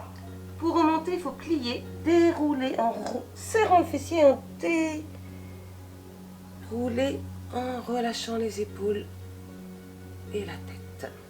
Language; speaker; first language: French; native; French